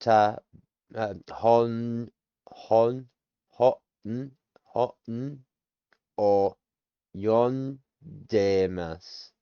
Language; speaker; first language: Japanese; non-native, learner; English